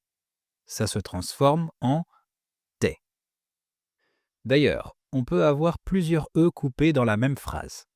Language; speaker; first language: French; native; French